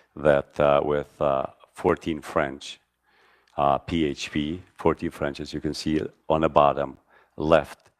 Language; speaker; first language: English; non-native, fluent; Albanian